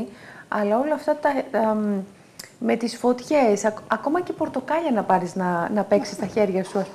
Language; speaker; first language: Greek; native; Greek